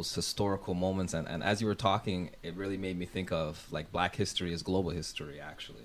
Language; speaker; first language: English; native; English